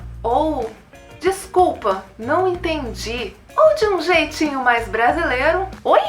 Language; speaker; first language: Portuguese; native; Portuguese